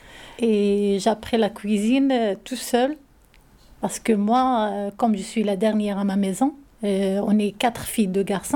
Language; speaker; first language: French; non-native, learner; Arabic